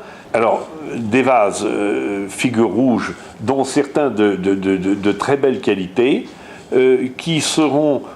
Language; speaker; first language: French; native; French